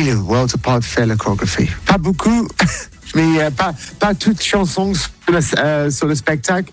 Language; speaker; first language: French; non-native, learner; English